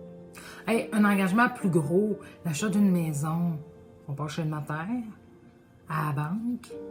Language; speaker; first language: French; native; French